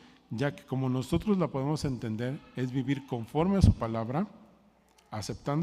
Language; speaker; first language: Spanish; native; Spanish